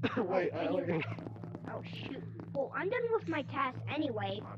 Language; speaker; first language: English; non-native, fluent; Polish